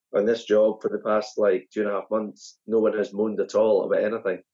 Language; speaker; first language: English; native; English